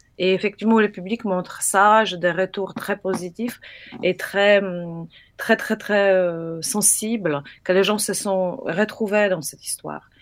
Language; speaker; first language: French; non-native, fluent; Polish